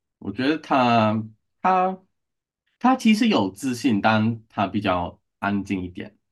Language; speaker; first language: Chinese; non-native, learner; English